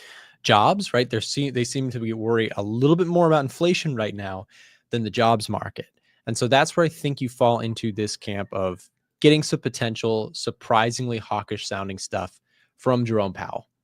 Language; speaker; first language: English; native; English